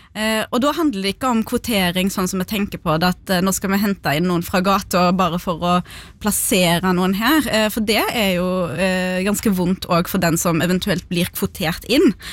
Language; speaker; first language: Norwegian; early bilingual, other home language; Arabic